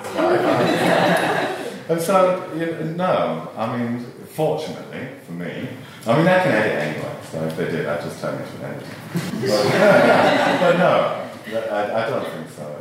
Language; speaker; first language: English; native; English